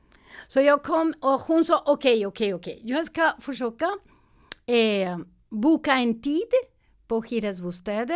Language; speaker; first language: Swedish; non-native, learner; Spanish